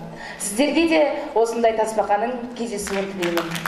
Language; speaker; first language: Kazakh; native; Kazakh